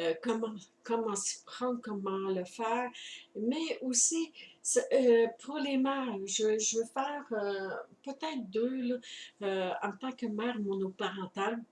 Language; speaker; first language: French; native; French